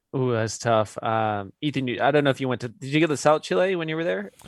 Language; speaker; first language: English; early bilingual, other home language; Hindi